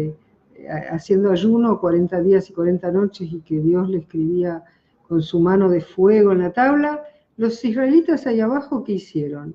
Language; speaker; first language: Spanish; native; Spanish